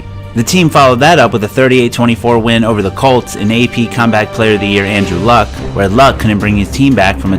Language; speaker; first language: English; native; English